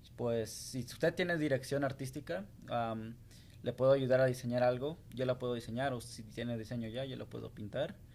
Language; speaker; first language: Spanish; early bilingual, heritage; Spanish